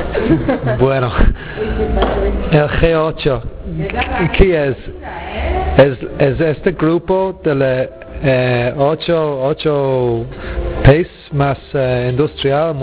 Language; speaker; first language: Spanish; non-native, learner; English